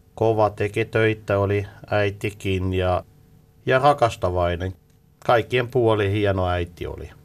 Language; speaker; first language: Finnish; non-native, fluent; Swiss German